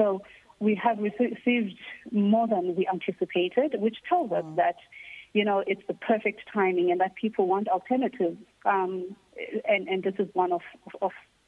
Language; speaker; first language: English; non-native, local second language; Xhosa